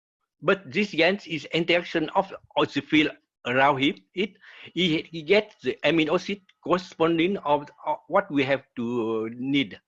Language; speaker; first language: English; non-native, learner; Vietnamese